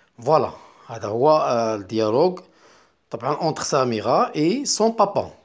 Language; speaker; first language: French; non-native, local second language; Arabic